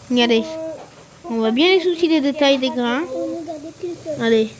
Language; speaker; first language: French; native; French